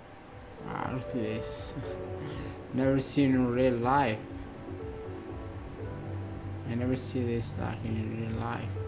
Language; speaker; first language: English; non-native, learner; Arabic